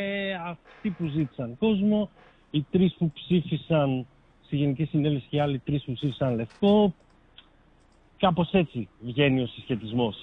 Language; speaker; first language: Greek; native; Greek